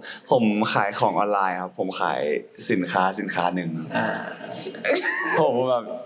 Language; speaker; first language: Thai; native; Thai